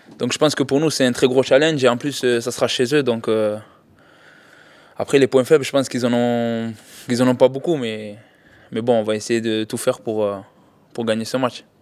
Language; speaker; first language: French; native; French